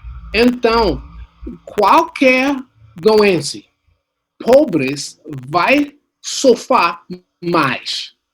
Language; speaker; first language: Portuguese; non-native, learner; English